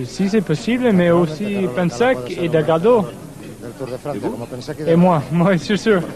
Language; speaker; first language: French; non-native, learner; English